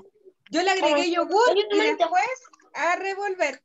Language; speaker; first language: Spanish; native; Spanish